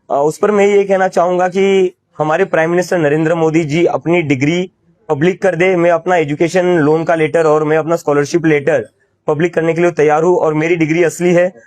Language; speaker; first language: Hindi; non-native, local second language; Marathi